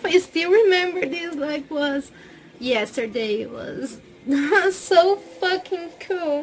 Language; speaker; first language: English; non-native, fluent; Portuguese